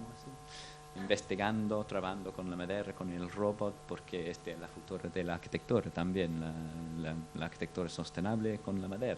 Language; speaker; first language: Spanish; non-native, fluent; English